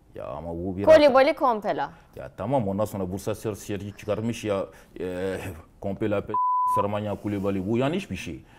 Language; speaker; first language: Turkish; non-native, learner; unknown